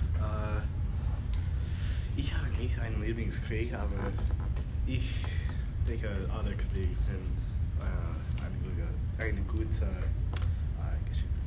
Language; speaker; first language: German; non-native, learner; English